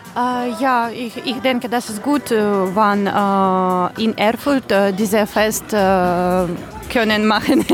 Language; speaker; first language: German; non-native, learner; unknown